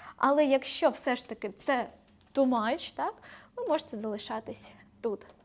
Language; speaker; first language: Ukrainian; non-native, local second language; Russian